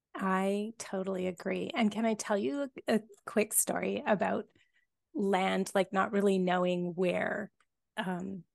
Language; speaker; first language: English; native; English